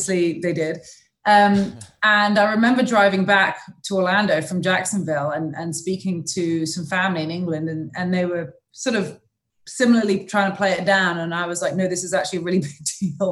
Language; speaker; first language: English; native; English